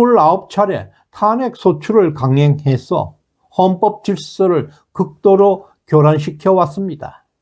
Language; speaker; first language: Korean; native; Korean